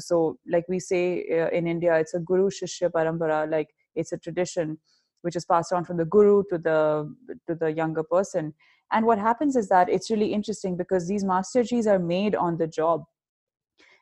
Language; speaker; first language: English; non-native, local second language; Hindi